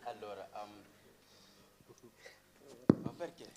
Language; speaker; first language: Italian; non-native, learner; Wolof